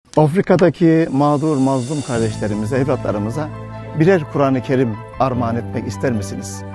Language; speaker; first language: Turkish; native; Turkish